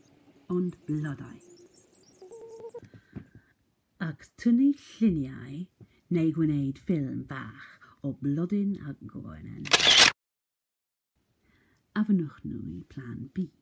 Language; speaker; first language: Welsh; non-native, learner; English